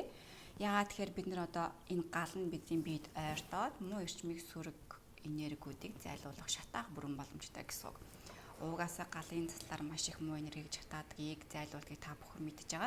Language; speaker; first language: Mongolian; native; Mongolian